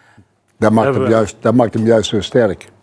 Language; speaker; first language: Dutch; native; Dutch